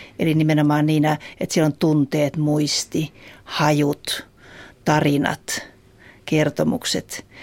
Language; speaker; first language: Finnish; native; Finnish